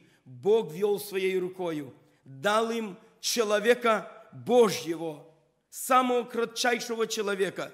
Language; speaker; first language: Russian; non-native, local second language; Ukrainian